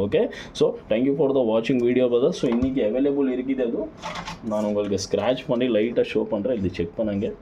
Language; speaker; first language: Tamil; non-native, learner; Kannada